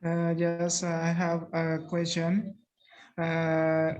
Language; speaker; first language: English; non-native, learner; Khmer